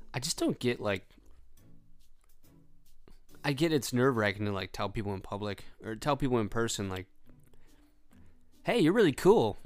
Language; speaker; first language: English; native; English